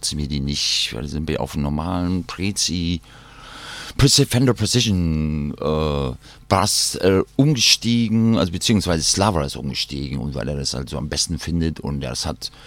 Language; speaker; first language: German; non-native, fluent; English